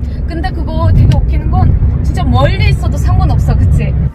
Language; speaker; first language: Korean; non-native, fluent; Mongolian